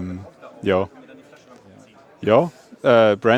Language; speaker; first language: German; native; German